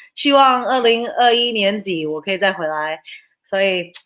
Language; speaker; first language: Chinese; early bilingual, other home language; English